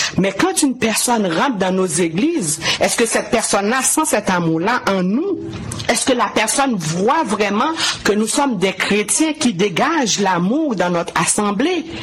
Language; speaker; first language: French; non-native, local second language; Haitian Creole